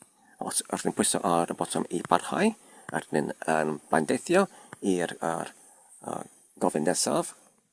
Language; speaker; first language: Welsh; non-native, learner; Polish